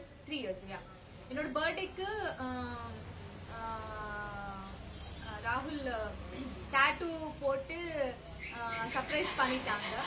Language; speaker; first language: Tamil; non-native, learner; Telugu